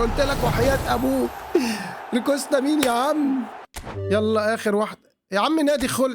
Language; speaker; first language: Arabic; native; Arabic